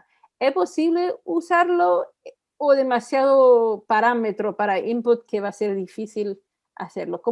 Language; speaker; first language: Spanish; non-native, fluent; Italian